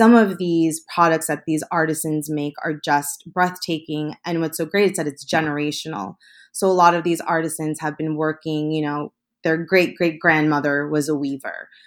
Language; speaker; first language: English; early bilingual, other home language; Spanish